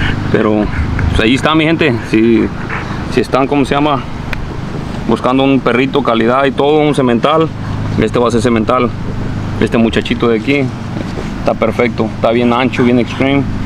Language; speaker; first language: Spanish; early bilingual, heritage; Spanish